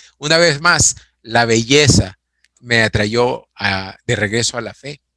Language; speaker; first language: Spanish; native; Spanish